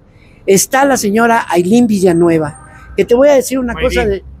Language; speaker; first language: Spanish; native; Spanish